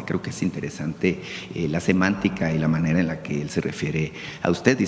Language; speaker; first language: Spanish; native; Spanish